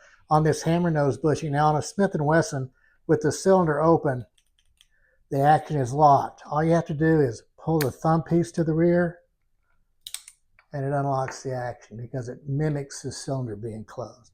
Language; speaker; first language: English; native; English